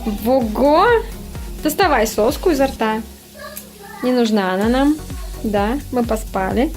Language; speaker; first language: Russian; native; Russian